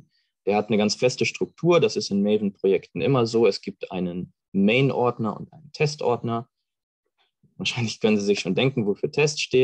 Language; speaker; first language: German; native; German